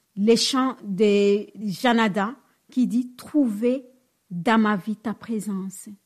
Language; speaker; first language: French; non-native, local second language; Swahili